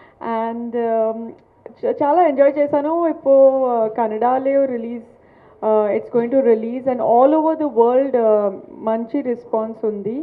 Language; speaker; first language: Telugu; non-native, local second language; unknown